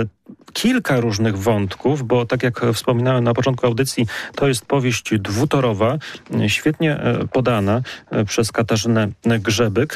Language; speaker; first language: Polish; native; Polish